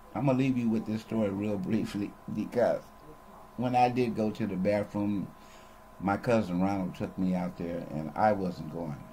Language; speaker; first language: English; native; English